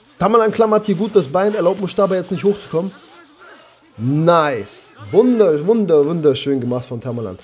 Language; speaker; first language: German; early bilingual, other home language; Armenian